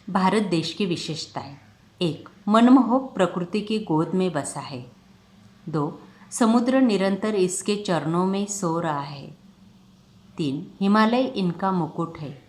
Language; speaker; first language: Hindi; non-native, local second language; Marathi